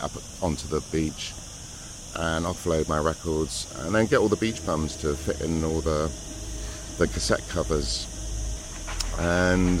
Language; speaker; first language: English; native; English